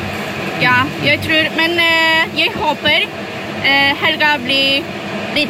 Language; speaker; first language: Norwegian; non-native, learner; Polish